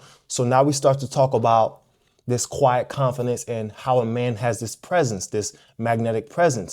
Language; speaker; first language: English; native; English